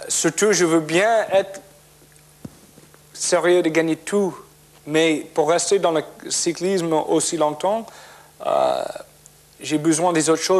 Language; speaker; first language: French; non-native, fluent; English